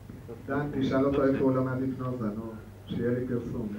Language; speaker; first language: Hebrew; native; Hebrew